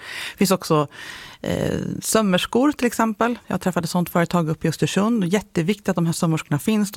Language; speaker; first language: Swedish; native; Swedish